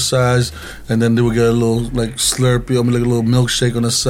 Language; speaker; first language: English; native; English